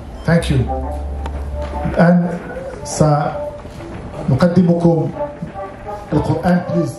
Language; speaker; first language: Arabic; native; Arabic